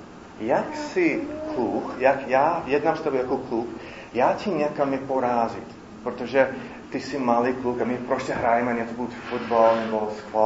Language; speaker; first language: Czech; non-native, fluent; English